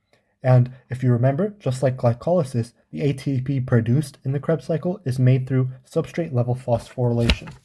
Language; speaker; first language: English; native; English